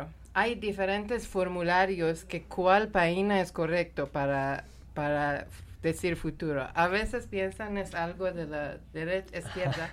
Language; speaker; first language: Spanish; non-native, learner; Persian